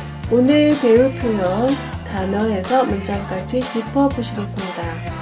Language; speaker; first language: Korean; native; Korean